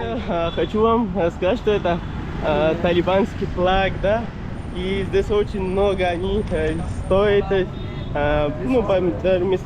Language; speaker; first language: Russian; non-native, learner; Pashto